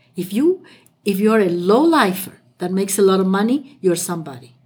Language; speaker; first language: English; non-native, fluent; Spanish